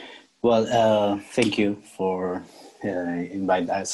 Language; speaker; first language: English; non-native, learner; Spanish